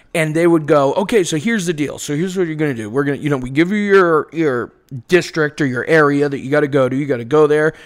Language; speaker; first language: English; native; English